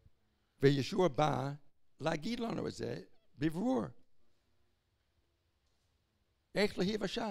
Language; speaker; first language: Hebrew; non-native, fluent; English